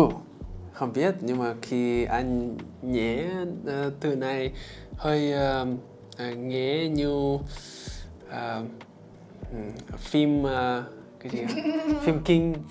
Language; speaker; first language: Vietnamese; non-native, learner; English